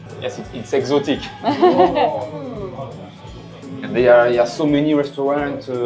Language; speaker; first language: English; non-native, learner; French